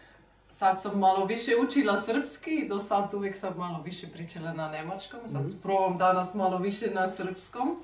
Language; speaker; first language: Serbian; non-native, learner; German